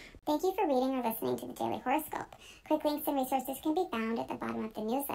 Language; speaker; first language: English; native; English